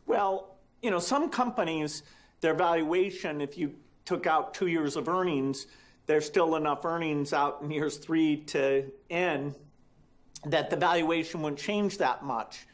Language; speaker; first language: English; native; English